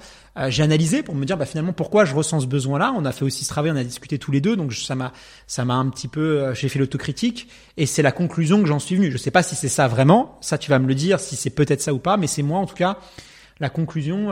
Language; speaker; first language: French; native; French